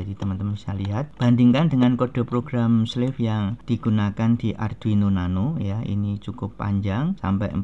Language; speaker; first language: Indonesian; native; Indonesian